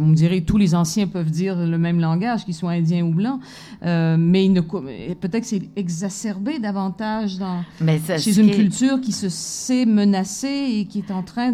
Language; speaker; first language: French; native; French